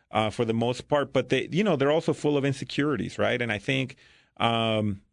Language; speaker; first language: English; early bilingual, other home language; Spanish